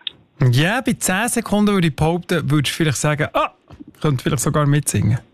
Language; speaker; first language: German; native; German